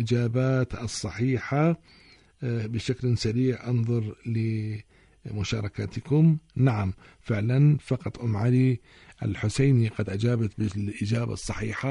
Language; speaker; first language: Arabic; native; Arabic